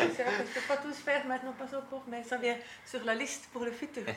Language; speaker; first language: French; non-native, learner; German